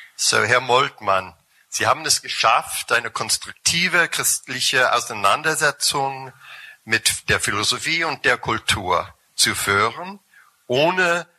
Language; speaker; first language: German; non-native, fluent; English